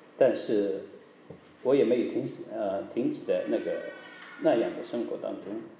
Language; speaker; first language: Chinese; native; Chinese